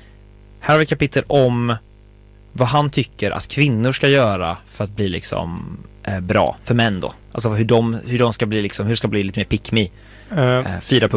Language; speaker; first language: Swedish; native; Swedish